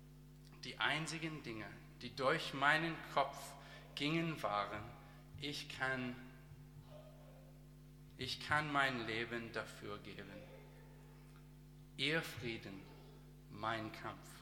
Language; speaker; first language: German; non-native, learner; English